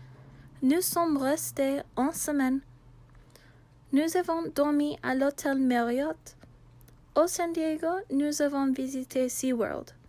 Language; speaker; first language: French; non-native, learner; English